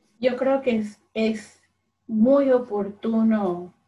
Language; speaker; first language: Spanish; early bilingual, other home language; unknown